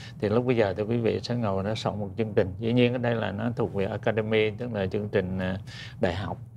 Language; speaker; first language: Vietnamese; native; Vietnamese